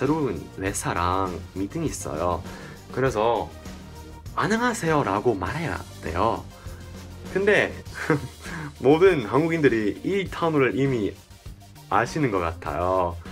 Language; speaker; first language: Korean; non-native, fluent; English